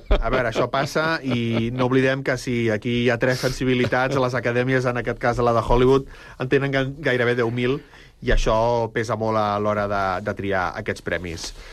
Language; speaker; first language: Catalan; native; Catalan